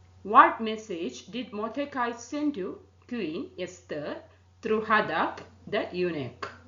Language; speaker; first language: English; non-native, local second language; Malayalam